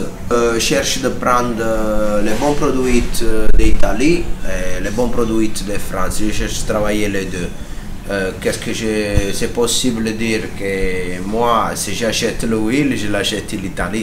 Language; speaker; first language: French; non-native, fluent; Italian